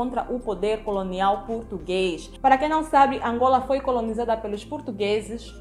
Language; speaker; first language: Portuguese; native; Portuguese